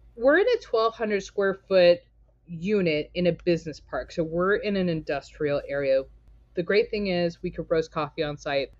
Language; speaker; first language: English; native; English